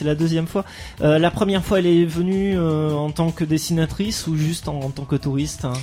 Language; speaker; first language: French; native; French